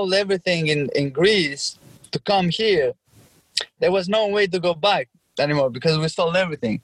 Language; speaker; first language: English; non-native, fluent; Albanian